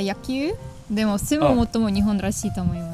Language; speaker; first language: Japanese; non-native, learner; German